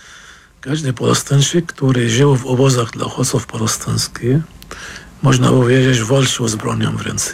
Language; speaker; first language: Polish; non-native, fluent; Arabic